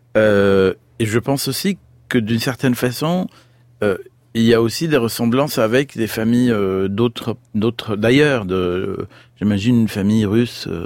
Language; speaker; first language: French; non-native, fluent; Arabic